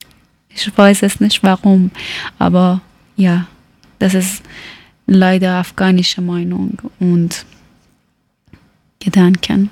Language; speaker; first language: German; non-native, learner; Persian